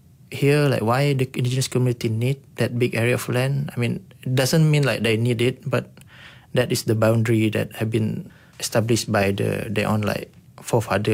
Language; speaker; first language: English; non-native, local second language; Iban